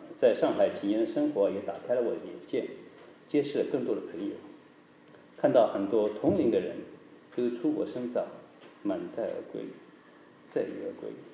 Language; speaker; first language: Chinese; native; Chinese